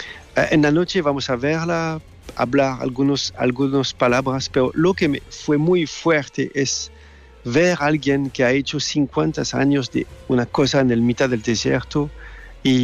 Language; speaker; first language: Spanish; non-native, learner; French